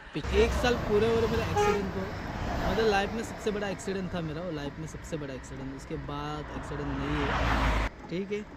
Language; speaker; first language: Hindi; non-native, local second language; Marathi